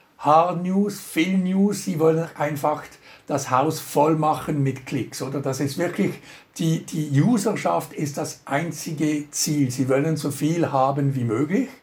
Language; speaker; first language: German; non-native, local second language; French